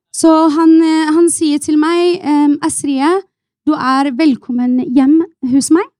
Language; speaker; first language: Norwegian; non-native, fluent; Arabic